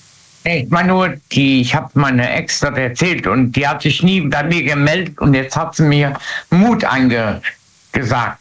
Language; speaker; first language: German; native; German